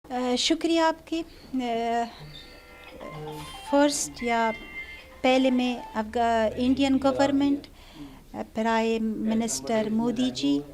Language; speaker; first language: Hindi; non-native, learner; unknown